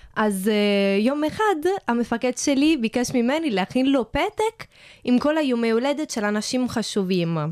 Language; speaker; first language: Hebrew; non-native, fluent; Italian